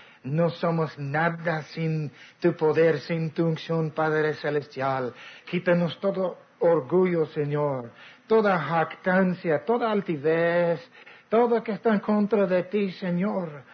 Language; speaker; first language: Spanish; non-native, fluent; English